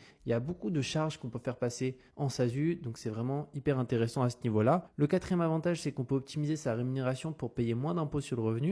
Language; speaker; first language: French; native; French